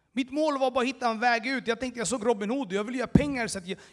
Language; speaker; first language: Swedish; early bilingual, other home language; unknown